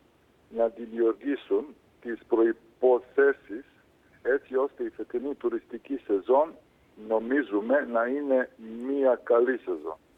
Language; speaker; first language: Greek; non-native, fluent; Serbian